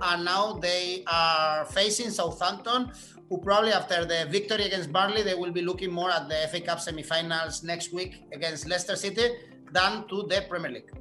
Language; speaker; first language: English; non-native, fluent; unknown